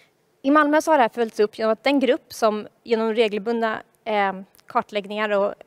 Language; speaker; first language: Swedish; native; Swedish